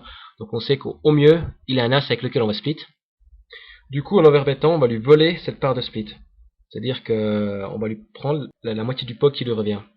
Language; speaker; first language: French; native; French